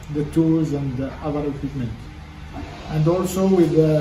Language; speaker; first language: English; non-native, fluent; French